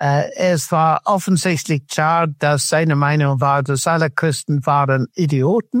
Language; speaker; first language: German; non-native, fluent; English